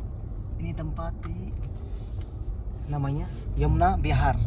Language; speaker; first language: Indonesian; non-native, learner; Hindi